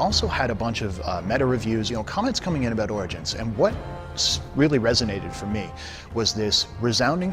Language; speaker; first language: English; native; English